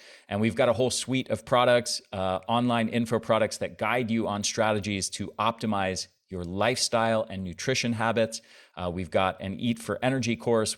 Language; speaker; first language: English; native; English